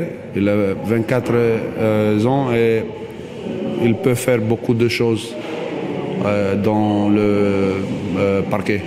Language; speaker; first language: French; non-native, fluent; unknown